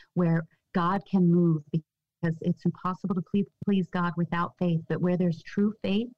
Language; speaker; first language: English; native; English